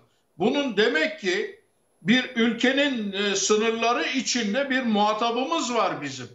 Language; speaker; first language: Turkish; native; Turkish